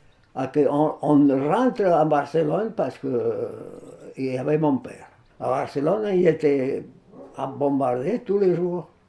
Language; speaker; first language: French; non-native, fluent; Spanish